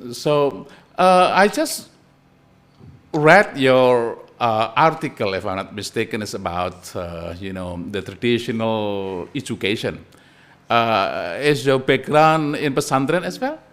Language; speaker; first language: English; non-native, local second language; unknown